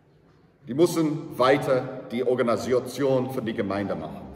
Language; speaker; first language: German; non-native, learner; English